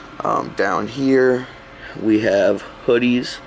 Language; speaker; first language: English; native; English